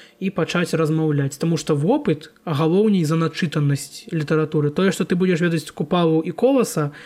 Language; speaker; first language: Belarusian; non-native, local second language; Russian